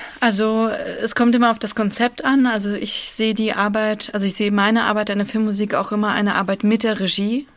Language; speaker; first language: German; early bilingual, other home language; Russian